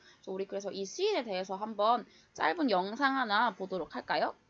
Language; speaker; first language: Korean; native; Korean